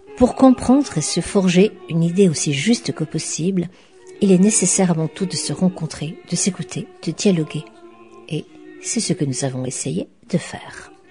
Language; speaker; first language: French; native; French